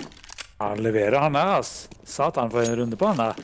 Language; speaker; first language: Norwegian; native; Norwegian